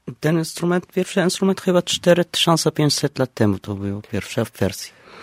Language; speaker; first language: Polish; non-native, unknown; Arabic